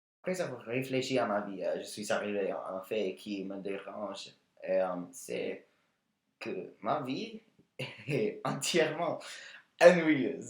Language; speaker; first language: French; non-native, learner; English